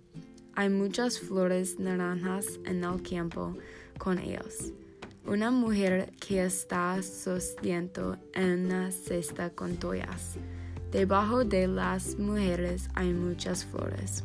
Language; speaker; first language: Spanish; non-native, learner; English